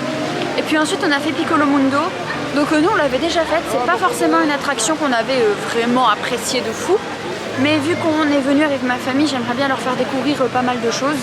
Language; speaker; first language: French; native; French